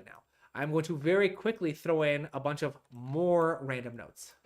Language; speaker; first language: English; native; English